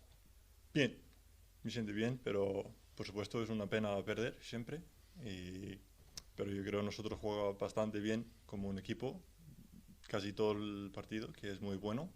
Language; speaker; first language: Spanish; non-native, learner; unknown